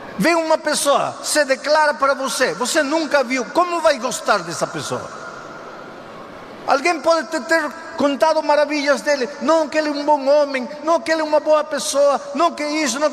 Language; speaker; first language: Portuguese; non-native, fluent; Spanish